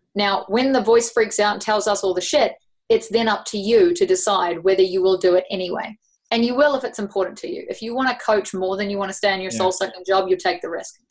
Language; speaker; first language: English; native; English